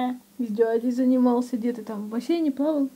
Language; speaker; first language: Russian; native; Russian